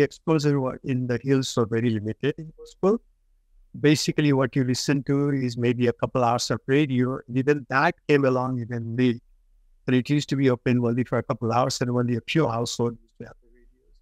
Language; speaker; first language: English; non-native, local second language; Nepali